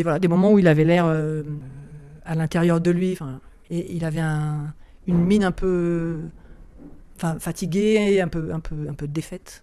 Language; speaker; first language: French; native; French